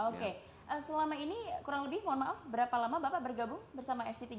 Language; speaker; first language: Indonesian; native; Indonesian